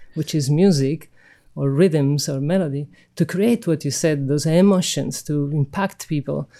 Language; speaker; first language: English; non-native, fluent; Italian